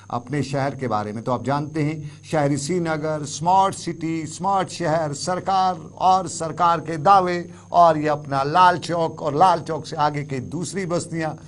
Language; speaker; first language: Urdu; non-native, local second language; Kashmiri